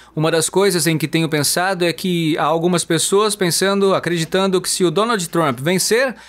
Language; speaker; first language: Portuguese; non-native, fluent; Hebrew